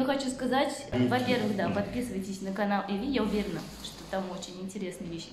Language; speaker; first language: Russian; native; Russian